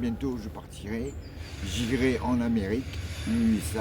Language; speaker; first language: French; native; French